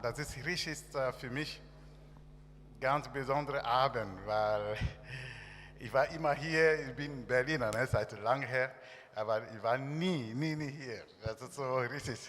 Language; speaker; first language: German; non-native, learner; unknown